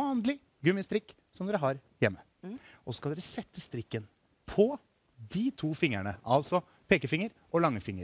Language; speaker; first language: Norwegian; native; Norwegian